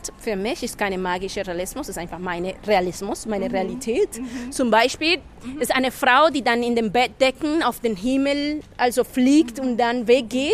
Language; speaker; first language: German; non-native, fluent; Spanish